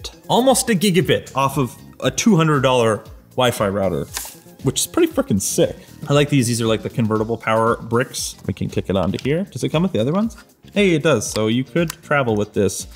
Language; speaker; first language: English; native; English